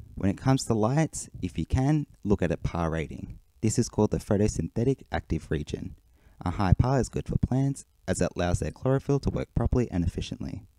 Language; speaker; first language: English; native; English